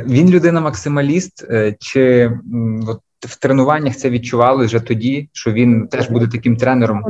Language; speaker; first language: Ukrainian; native; Ukrainian